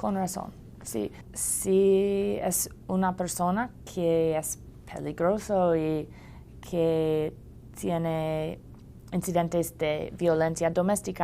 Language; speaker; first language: Spanish; non-native, learner; English